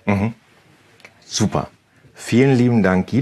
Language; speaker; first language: German; native; German